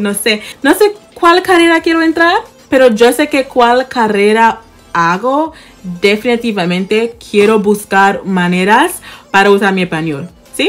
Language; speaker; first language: Spanish; non-native, fluent; English